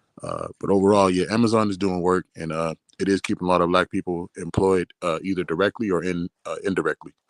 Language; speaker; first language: English; native; English